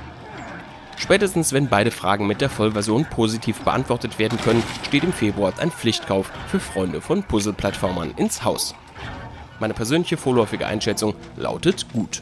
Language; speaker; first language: German; native; German